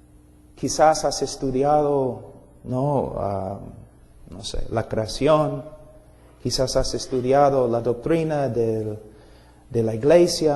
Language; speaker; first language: Spanish; non-native, fluent; English